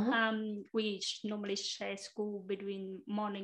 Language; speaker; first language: English; non-native, fluent; Vietnamese